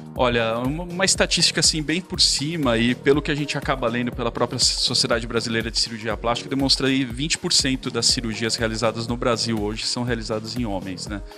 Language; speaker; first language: Portuguese; native; Portuguese